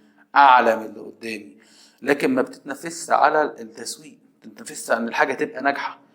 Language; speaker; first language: Arabic; native; Arabic